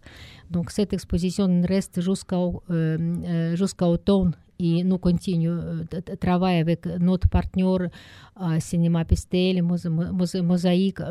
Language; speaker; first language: French; non-native, learner; Russian